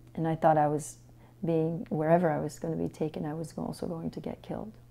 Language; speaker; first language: English; non-native, fluent; French